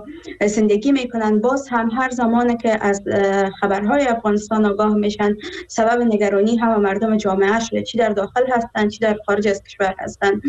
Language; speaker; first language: Persian; native; Persian